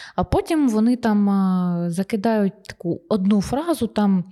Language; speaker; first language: Ukrainian; native; Ukrainian